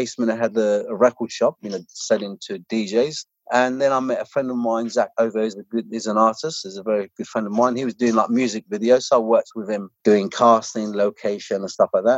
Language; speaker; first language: English; non-native, local second language; Arabic